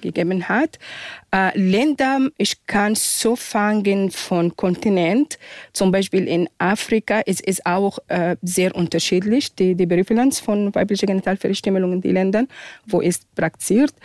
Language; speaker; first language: German; non-native, fluent; Arabic